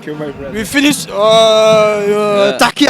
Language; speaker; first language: English; non-native, learner; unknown